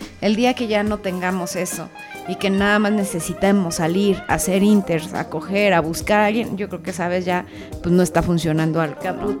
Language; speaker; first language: Spanish; native; Spanish